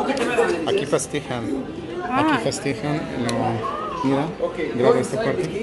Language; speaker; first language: Spanish; non-native, learner; Arabic